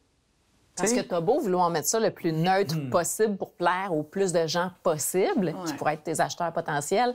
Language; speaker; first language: French; native; French